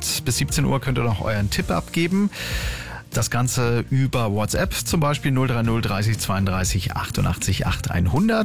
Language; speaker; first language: German; native; German